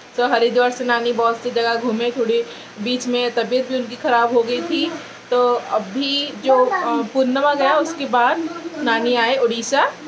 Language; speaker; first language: Hindi; non-native, local second language; Odia